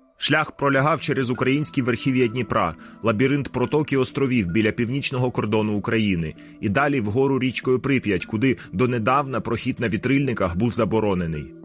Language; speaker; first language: Ukrainian; native; Ukrainian